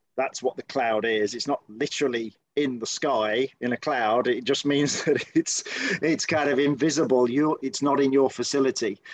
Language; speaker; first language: English; native; English